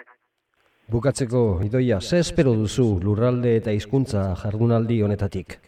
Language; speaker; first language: Basque; native; Basque